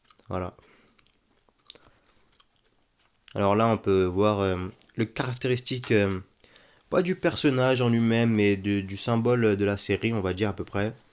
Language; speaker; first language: French; native; French